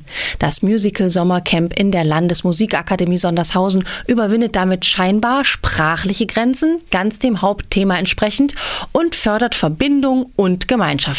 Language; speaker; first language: German; native; German